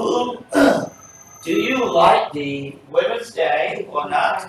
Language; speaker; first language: English; non-native, fluent; Vietnamese